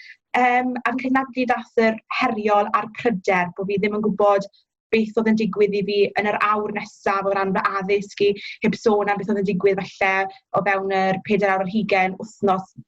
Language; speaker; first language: Welsh; native; Welsh